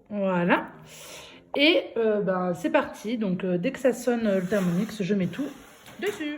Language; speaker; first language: French; early bilingual, other home language; Arabic